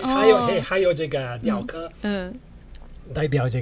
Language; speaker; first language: Chinese; non-native, learner; Italian